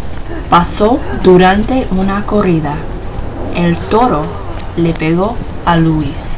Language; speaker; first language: Spanish; non-native, learner; English